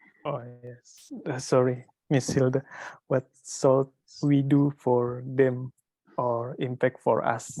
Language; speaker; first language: English; non-native, learner; Indonesian